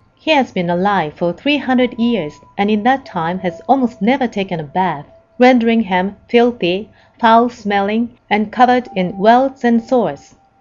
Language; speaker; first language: English; non-native, fluent; Japanese